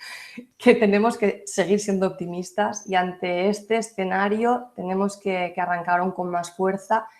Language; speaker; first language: Spanish; native; Spanish